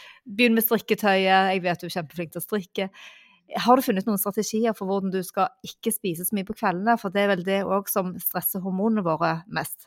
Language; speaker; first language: Norwegian; native; Norwegian